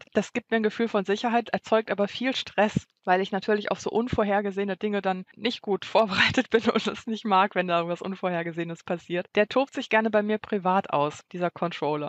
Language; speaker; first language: German; native; German